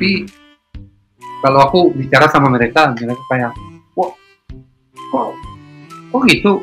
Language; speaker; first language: Indonesian; non-native, fluent; Hebrew